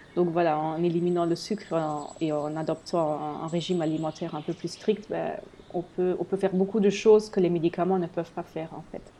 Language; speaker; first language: French; non-native, fluent; German